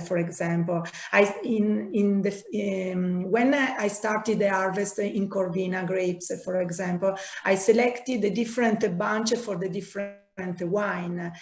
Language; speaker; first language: English; non-native, learner; Italian